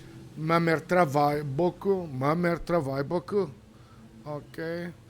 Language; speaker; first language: French; non-native, fluent; Spanish